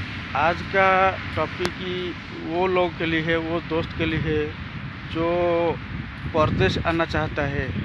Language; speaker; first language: Hindi; non-native, local second language; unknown